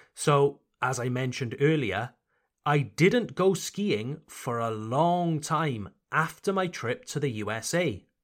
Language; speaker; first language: English; native; English